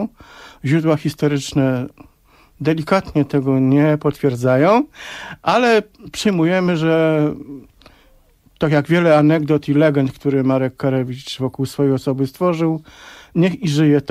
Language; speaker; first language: Polish; native; Polish